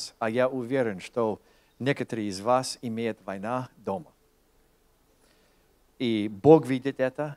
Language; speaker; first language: Russian; non-native, fluent; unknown